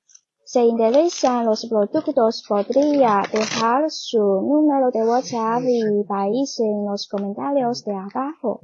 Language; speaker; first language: Spanish; non-native, learner; Chinese